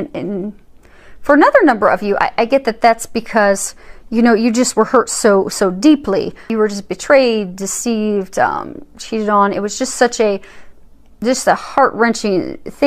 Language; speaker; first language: English; native; English